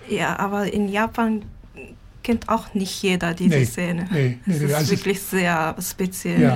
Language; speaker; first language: German; non-native, learner; Japanese